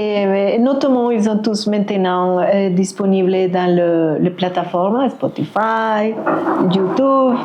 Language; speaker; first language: French; non-native, fluent; Spanish